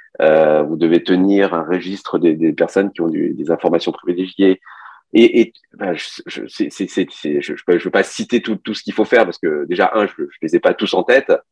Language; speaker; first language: French; early bilingual, other home language; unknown